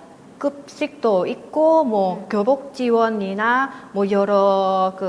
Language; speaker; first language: Korean; non-native, fluent; Vietnamese